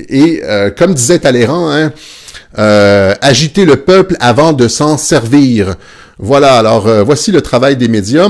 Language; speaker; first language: French; native; French